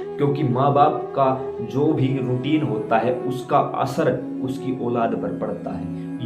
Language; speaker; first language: Hindi; native; Hindi